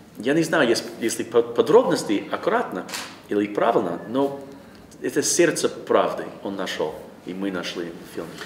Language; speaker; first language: Russian; non-native, learner; English